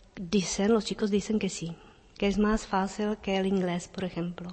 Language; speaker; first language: Spanish; non-native, fluent; Czech